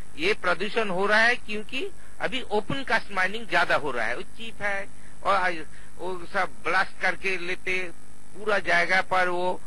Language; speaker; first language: Hindi; non-native, local second language; Bangla